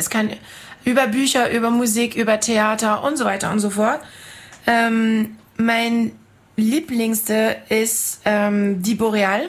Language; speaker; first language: German; non-native, fluent; French